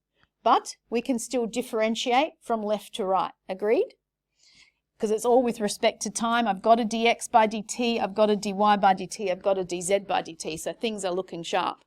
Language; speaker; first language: English; native; English